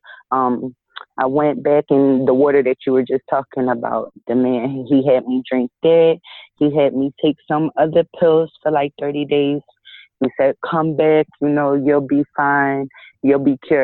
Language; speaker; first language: English; native; English